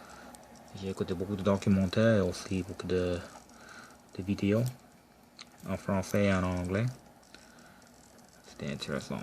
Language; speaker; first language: French; non-native, local second language; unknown